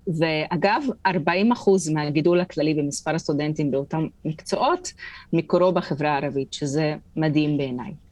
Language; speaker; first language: Hebrew; non-native, local second language; Arabic